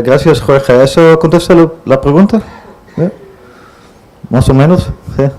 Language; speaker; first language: Spanish; non-native, fluent; Dutch